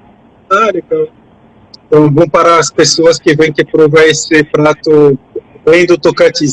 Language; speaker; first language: Portuguese; non-native, fluent; French